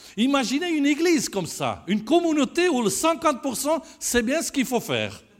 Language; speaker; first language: French; non-native, fluent; Italian